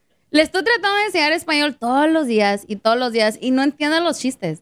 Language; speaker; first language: Spanish; early bilingual, heritage; Spanish